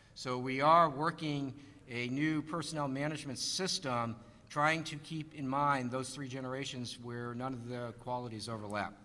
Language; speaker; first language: English; native; English